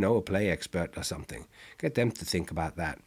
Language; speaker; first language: English; non-native, fluent; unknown